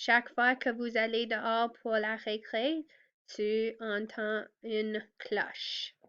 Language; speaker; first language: French; non-native, fluent; English